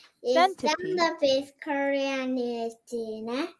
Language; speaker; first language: English; non-native, learner; Korean